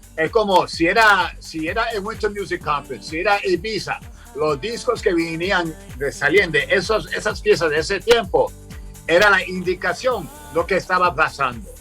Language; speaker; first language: Spanish; early bilingual, heritage; Spanish